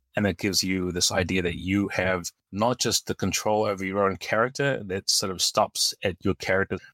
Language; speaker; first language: English; native; English